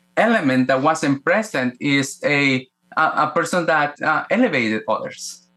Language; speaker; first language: English; non-native, fluent; Spanish